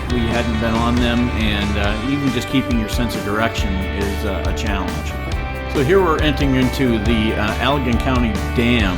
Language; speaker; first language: English; native; English